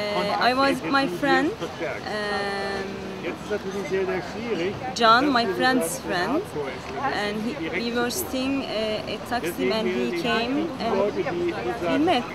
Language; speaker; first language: English; non-native, learner; Turkish